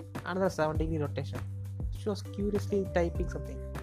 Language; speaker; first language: English; non-native, local second language; Tamil